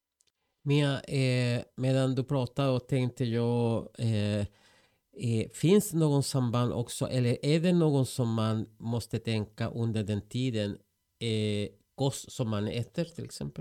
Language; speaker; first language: Swedish; non-native, fluent; Spanish